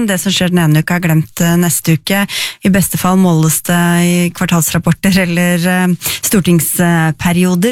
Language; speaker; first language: Norwegian; native; Norwegian